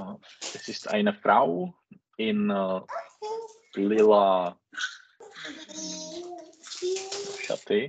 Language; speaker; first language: German; non-native, learner; Czech